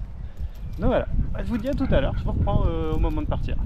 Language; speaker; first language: French; native; French